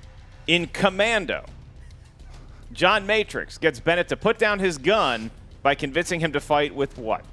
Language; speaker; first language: English; native; English